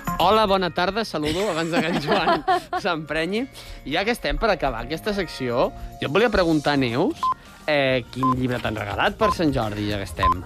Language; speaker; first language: Catalan; native; Catalan